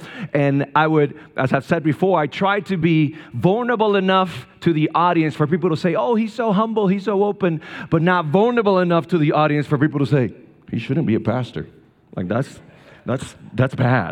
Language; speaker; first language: English; non-native, fluent; Spanish